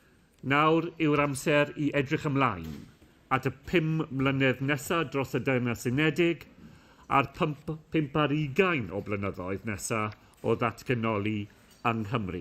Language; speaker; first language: Welsh; non-native, local second language; English